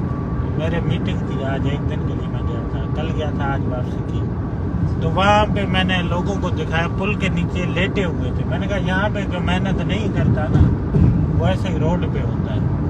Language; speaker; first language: Hindi; non-native, local second language; Sindhi